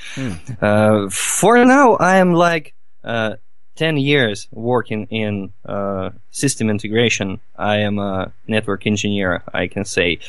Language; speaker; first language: English; non-native, fluent; Russian